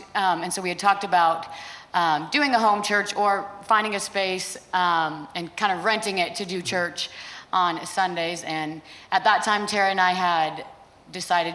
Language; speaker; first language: English; native; English